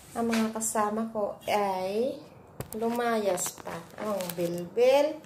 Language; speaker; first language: Filipino; native; Filipino